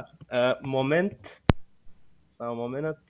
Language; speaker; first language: English; non-native, fluent; Serbian